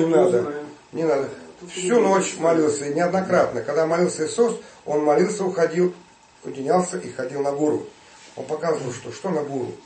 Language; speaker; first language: Russian; native; Russian